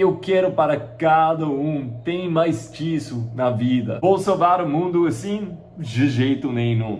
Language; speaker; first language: Portuguese; non-native, fluent; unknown